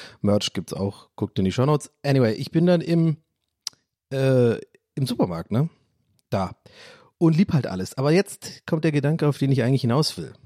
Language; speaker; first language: German; non-native, fluent; English